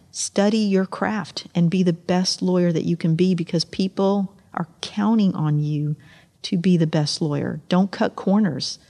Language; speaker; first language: English; early bilingual, other home language; Amharic